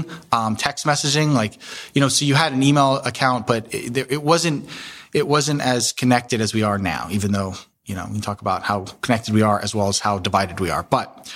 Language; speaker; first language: English; native; English